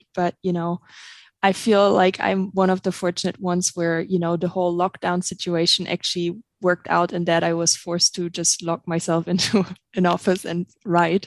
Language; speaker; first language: English; non-native, fluent; German